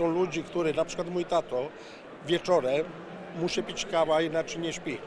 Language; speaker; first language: Polish; non-native, learner; Italian